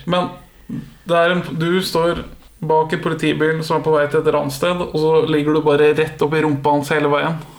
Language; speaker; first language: Norwegian; native; Norwegian